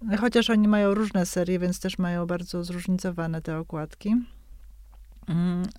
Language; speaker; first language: Polish; native; Polish